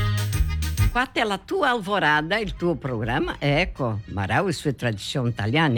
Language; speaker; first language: Italian; early bilingual, heritage; Portuguese